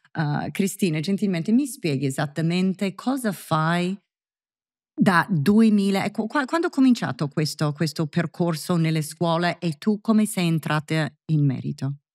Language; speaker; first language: Italian; non-native, fluent; English